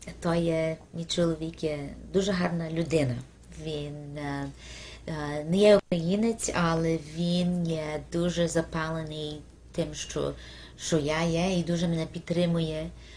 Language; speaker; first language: Ukrainian; early bilingual, heritage; Ukrainian